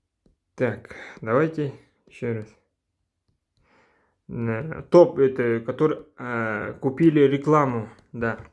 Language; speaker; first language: Russian; non-native, local second language; Kazakh